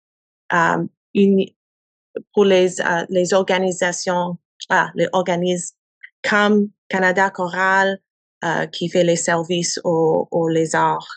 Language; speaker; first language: French; non-native, learner; English